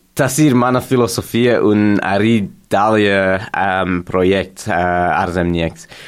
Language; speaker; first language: Latvian; non-native, learner; English